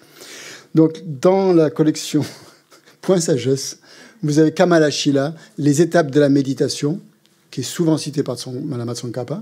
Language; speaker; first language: French; native; French